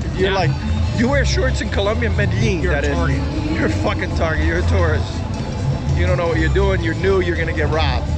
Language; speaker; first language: English; early bilingual, other home language; Portuguese